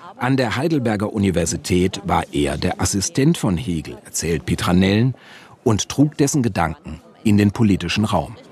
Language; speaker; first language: German; native; German